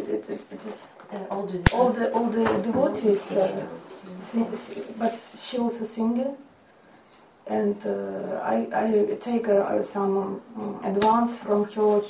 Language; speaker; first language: English; non-native, learner; Russian